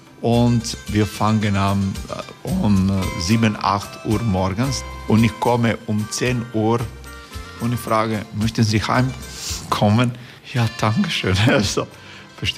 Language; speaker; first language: German; non-native, learner; Croatian